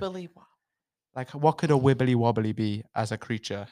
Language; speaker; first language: English; native; English